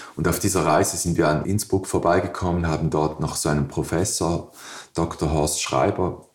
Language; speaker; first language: German; native; German